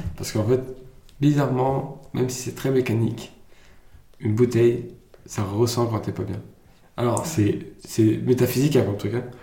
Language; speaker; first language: French; early bilingual, other home language; Italian